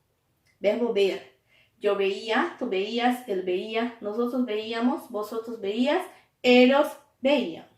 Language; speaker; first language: Spanish; non-native, fluent; Portuguese